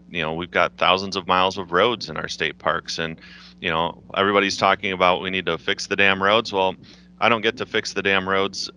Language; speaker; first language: English; native; English